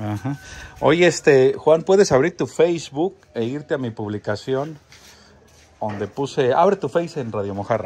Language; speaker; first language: Spanish; native; Spanish